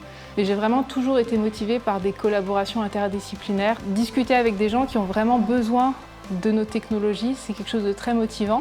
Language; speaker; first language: French; native; French